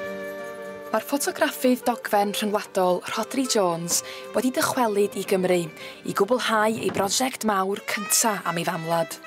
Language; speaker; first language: Welsh; native; Welsh